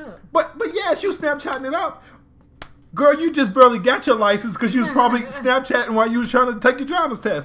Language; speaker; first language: English; native; English